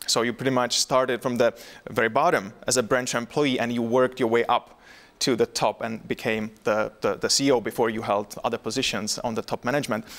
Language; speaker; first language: English; non-native, fluent; Czech